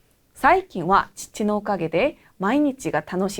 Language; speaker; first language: Japanese; non-native, fluent; Korean